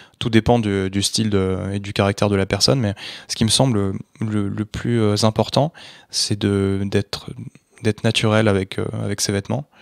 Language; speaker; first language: French; native; French